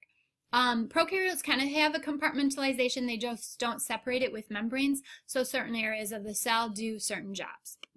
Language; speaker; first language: English; native; English